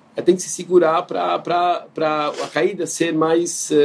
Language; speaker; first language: Portuguese; non-native, fluent; Hebrew